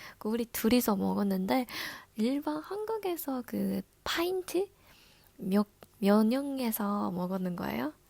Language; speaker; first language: Korean; non-native, learner; Japanese